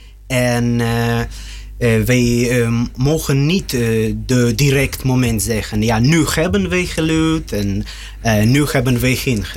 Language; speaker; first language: Dutch; non-native, learner; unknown